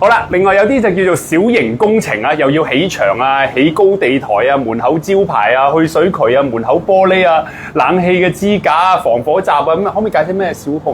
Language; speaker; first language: Cantonese; native; Cantonese